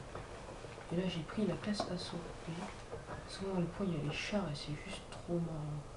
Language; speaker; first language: French; native; French